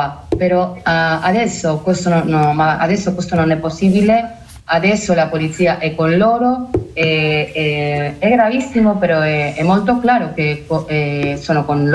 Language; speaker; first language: Italian; non-native, learner; Spanish